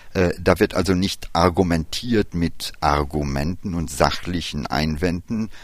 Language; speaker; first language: German; early bilingual, other home language; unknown